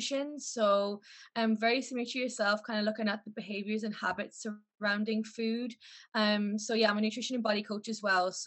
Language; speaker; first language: English; native; English